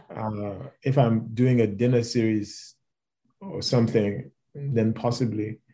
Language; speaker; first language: English; non-native, local second language; Yoruba